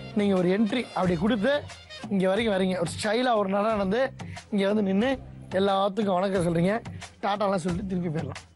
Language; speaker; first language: Tamil; native; Tamil